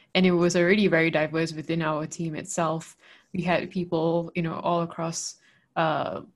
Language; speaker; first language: English; non-native, local second language; Malay